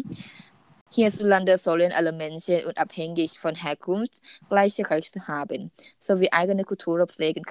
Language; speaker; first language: German; non-native, learner; Thai